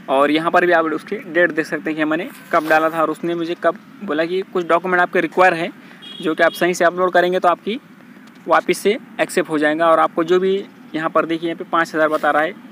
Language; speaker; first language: Hindi; non-native, local second language; Marathi